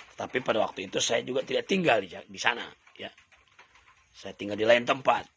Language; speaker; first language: Indonesian; native; Indonesian